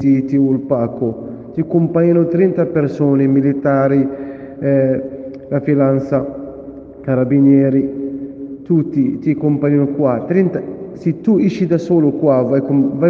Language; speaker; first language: Italian; non-native, fluent; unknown